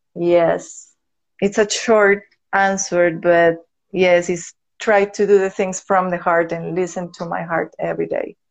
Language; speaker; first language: English; non-native, learner; Spanish